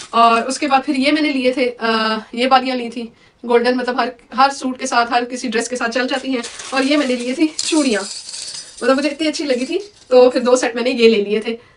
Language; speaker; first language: Urdu; non-native, local second language; Punjabi